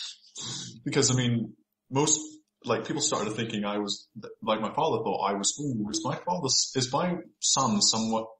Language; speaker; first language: English; native; English